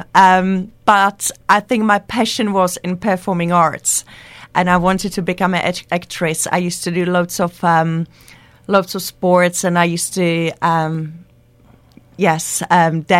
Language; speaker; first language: English; non-native, fluent; Czech